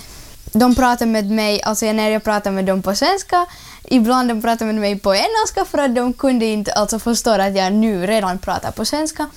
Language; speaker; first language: Swedish; non-native, learner; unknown